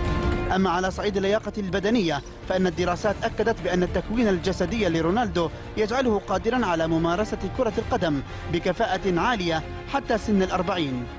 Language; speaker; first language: Arabic; native; Arabic